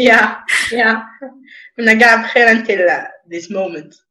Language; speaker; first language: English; non-native, local second language; Arabic